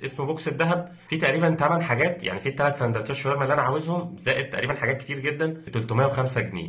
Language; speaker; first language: Arabic; native; Arabic